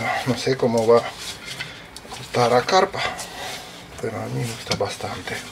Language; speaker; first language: Spanish; non-native, fluent; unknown